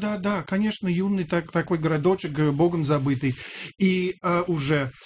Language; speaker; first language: Russian; non-native, fluent; English